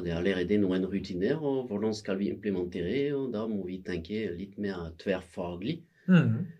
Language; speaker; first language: Norwegian; non-native, fluent; French